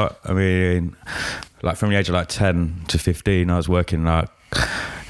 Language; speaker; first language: English; native; English